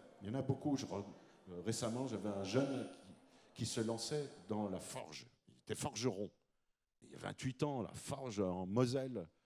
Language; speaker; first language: French; native; French